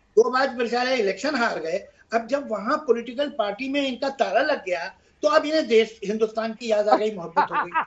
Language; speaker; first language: Hindi; native; Hindi